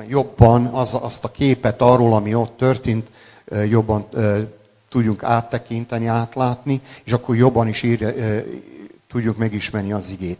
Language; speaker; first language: Hungarian; non-native, local second language; Serbian